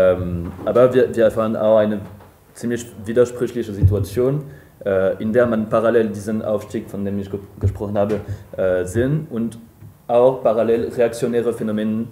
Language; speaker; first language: German; non-native, fluent; French